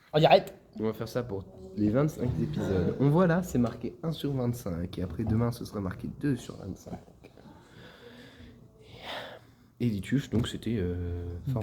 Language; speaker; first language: French; native; French